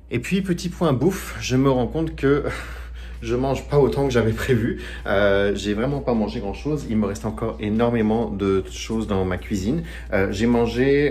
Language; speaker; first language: French; native; French